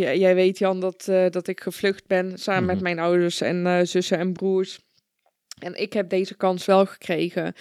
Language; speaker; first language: Dutch; early bilingual, other home language; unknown